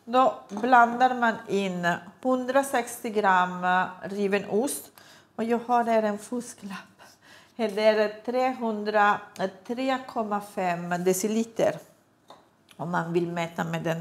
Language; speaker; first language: Swedish; non-native, fluent; Italian